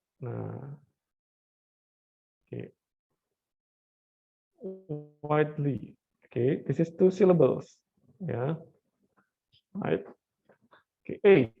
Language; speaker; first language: English; non-native, fluent; Indonesian